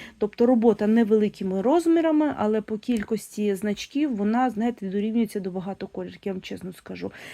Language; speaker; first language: Ukrainian; non-native, local second language; Russian